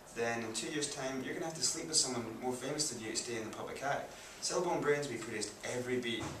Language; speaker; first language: English; native; English